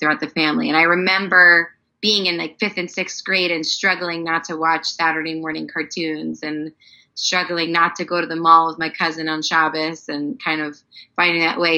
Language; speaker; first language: English; native; English